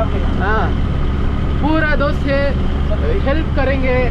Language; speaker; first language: Hindi; non-native, learner; Tamil